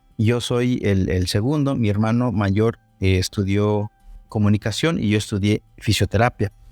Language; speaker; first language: Spanish; non-native, local second language; Zapotec